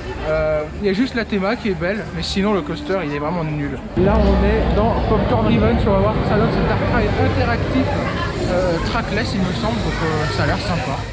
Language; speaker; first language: French; native; French